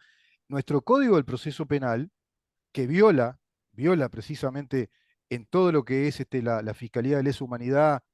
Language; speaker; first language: Spanish; native; Spanish